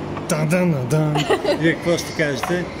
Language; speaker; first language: Bulgarian; native; Bulgarian